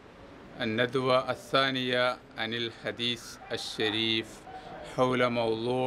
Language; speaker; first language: Arabic; non-native, fluent; Malayalam